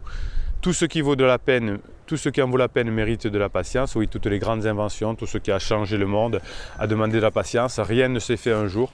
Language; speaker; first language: French; native; French